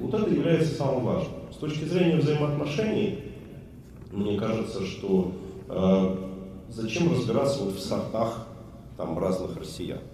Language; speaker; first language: Russian; native; Russian